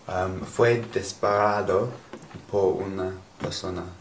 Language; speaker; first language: Spanish; non-native, learner; English